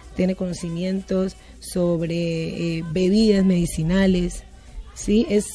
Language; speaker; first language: Spanish; native; Spanish